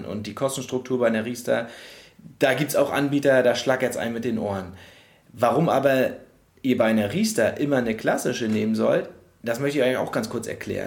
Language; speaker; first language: German; native; German